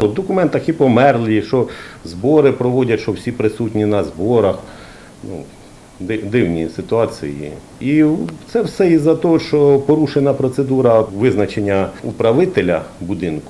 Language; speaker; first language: Ukrainian; native; Ukrainian